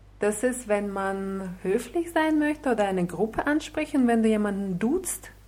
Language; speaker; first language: German; non-native, fluent; Russian